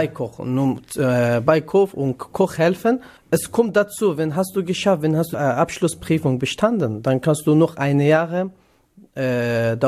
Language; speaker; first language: German; non-native, learner; Kurdish